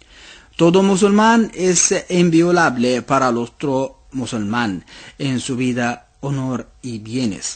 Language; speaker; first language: Spanish; non-native, fluent; Arabic